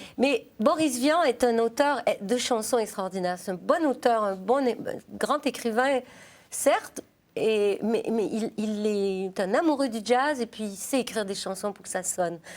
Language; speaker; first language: French; native; French